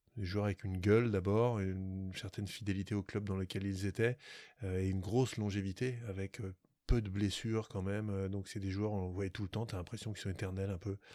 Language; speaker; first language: French; native; French